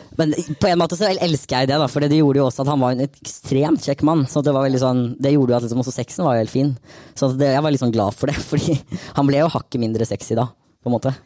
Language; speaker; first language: Norwegian; native; Norwegian